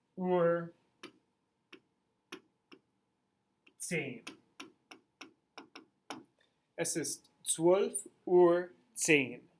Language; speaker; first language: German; non-native, fluent; English